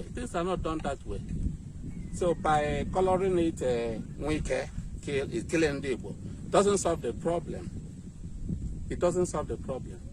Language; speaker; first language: English; non-native, local second language; Igbo